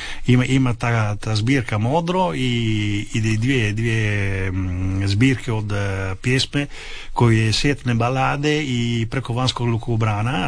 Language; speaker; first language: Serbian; non-native, fluent; Italian